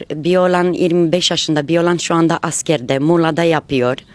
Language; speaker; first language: Turkish; non-native, learner; Romanian